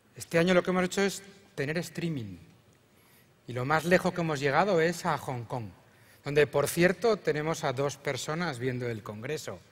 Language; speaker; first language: Spanish; native; Spanish